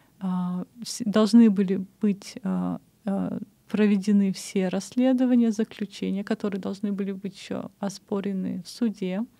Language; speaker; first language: Russian; non-native, local second language; Kyrgyz